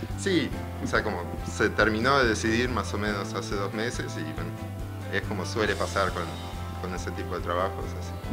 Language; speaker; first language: Spanish; early bilingual, other home language; Russian